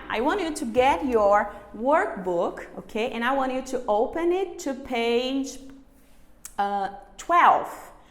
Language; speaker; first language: English; non-native, fluent; Portuguese